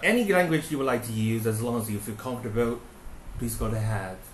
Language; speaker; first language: English; non-native, fluent; Chinese